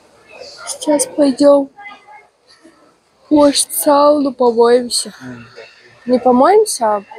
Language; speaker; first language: Russian; native; Russian